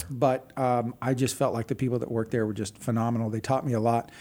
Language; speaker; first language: English; native; English